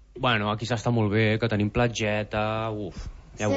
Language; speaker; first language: Catalan; native; Catalan